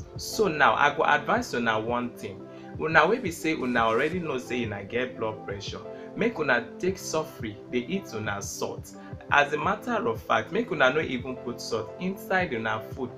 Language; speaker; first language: Nigerian Pidgin; non-native, local second language; Igbo